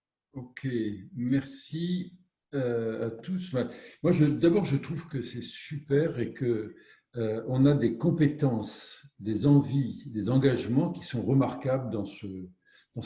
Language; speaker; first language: French; native; French